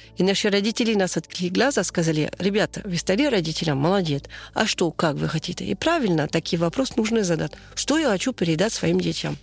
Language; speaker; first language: Russian; non-native, learner; French